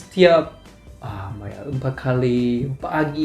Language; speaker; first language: Indonesian; non-native, learner; Korean